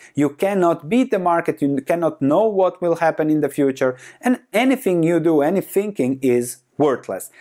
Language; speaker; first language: English; non-native, fluent; Croatian